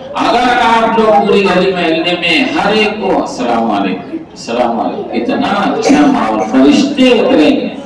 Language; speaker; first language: Urdu; native; Urdu